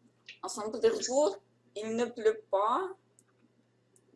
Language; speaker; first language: French; non-native, learner; Russian